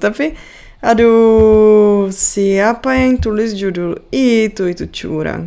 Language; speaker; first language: Indonesian; non-native, fluent; Czech